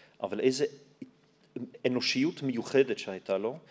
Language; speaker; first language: Hebrew; non-native, fluent; German